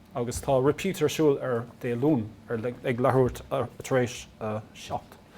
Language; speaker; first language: Irish; non-native, local second language; English